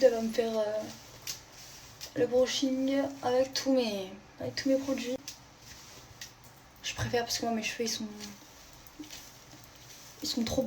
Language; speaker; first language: French; native; French